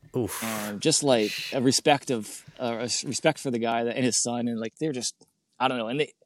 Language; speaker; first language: English; native; English